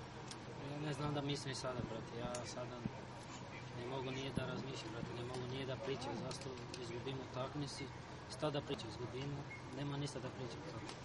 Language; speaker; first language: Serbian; non-native, learner; Portuguese